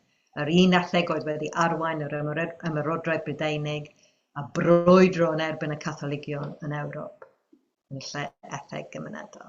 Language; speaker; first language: Welsh; non-native, fluent; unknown